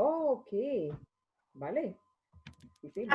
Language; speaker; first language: Spanish; non-native, learner; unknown